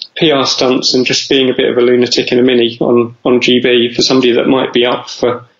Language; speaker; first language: English; native; English